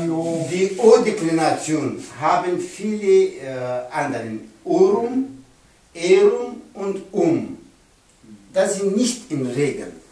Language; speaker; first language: German; non-native, learner; Pashto